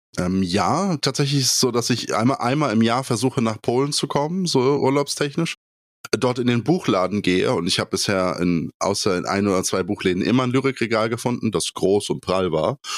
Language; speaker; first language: German; early bilingual, other home language; Polish